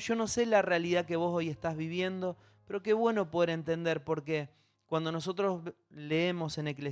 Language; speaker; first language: Spanish; native; Spanish